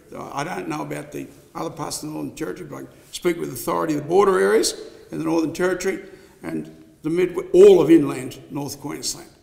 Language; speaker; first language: English; native; English